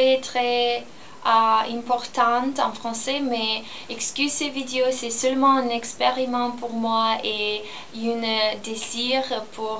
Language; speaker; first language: French; non-native, learner; Romanian